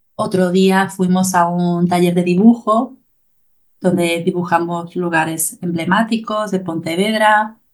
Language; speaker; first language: Spanish; native; Spanish